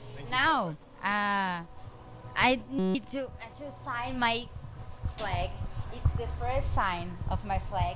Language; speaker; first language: English; non-native, learner; Portuguese